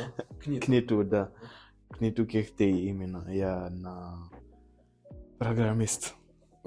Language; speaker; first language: Russian; non-native, learner; Nyanja